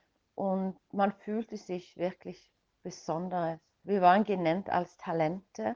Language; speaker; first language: German; non-native, fluent; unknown